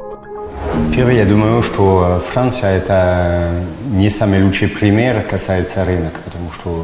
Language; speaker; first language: Russian; non-native, fluent; French